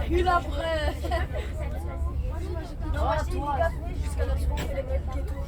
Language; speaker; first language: French; native; French